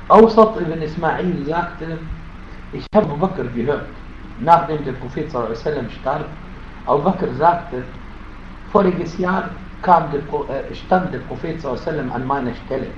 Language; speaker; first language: German; non-native, fluent; Arabic